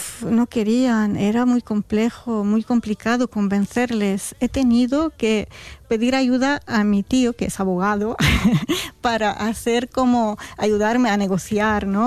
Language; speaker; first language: Spanish; non-native, fluent; Arabic